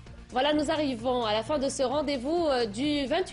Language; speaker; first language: French; non-native, local second language; Arabic